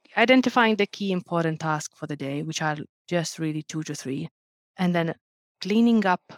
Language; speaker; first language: English; non-native, fluent; Lithuanian